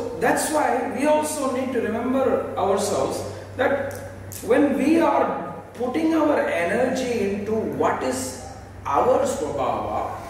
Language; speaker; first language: English; non-native, local second language; Tamil